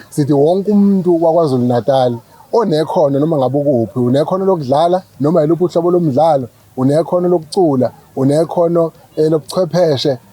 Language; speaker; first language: Zulu; native; Zulu